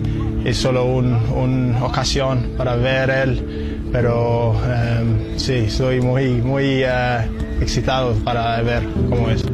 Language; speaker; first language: Spanish; non-native, learner; English